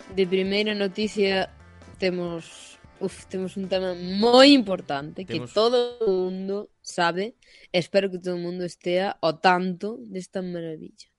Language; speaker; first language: Galician; non-native, local second language; Spanish